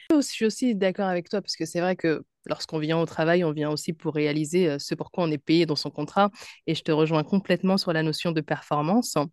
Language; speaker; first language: French; native; French